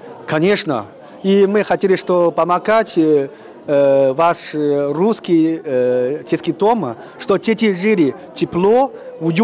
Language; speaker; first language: Russian; non-native, learner; Chinese